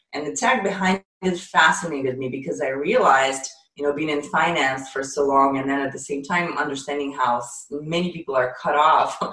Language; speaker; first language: English; non-native, fluent; Ukrainian